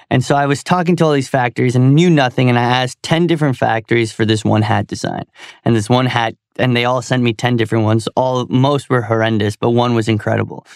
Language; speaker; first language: English; native; English